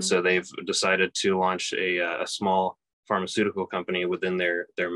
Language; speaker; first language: English; native; English